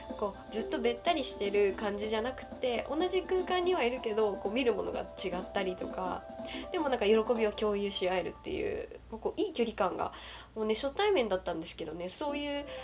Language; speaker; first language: Japanese; native; Japanese